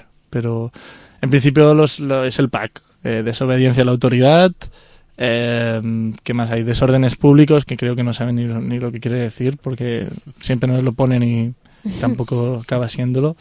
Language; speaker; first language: Spanish; native; Spanish